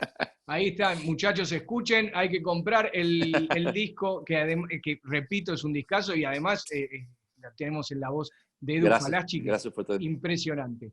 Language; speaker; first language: Spanish; native; Spanish